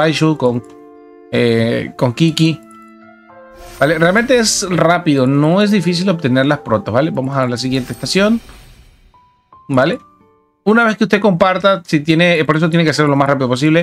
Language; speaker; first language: Spanish; native; Spanish